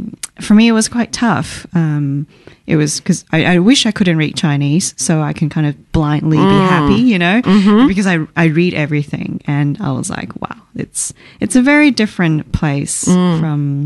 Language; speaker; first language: English; non-native, fluent; Chinese